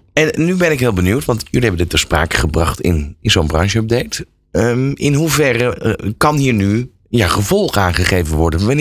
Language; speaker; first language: Dutch; native; Dutch